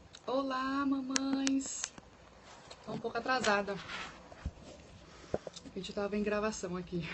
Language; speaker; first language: Portuguese; native; Portuguese